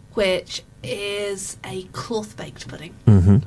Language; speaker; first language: English; native; English